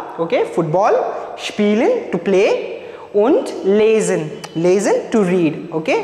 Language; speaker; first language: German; non-native, learner; Marathi